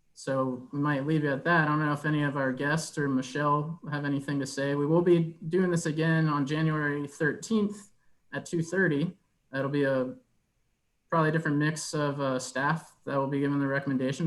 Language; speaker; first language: English; native; English